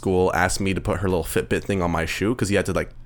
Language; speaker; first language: English; native; English